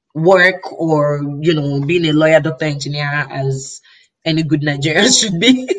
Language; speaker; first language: English; non-native, local second language; Yoruba